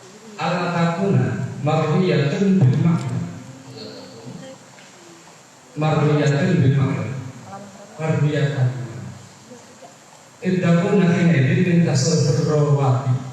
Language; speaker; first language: Arabic; non-native, learner; Indonesian